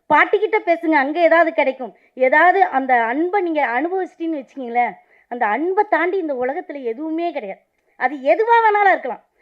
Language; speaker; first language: Tamil; native; Tamil